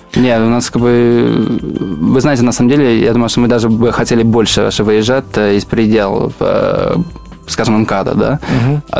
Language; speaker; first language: Russian; non-native, fluent; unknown